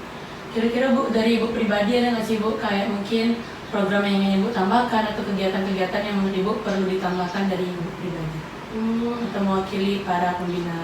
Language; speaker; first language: Indonesian; non-native, local second language; Minangkabau